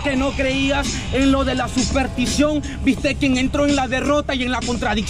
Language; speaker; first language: Spanish; native; Spanish